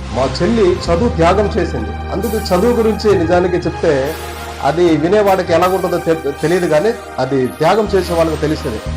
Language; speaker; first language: Telugu; non-native, local second language; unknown